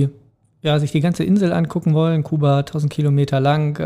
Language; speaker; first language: German; native; German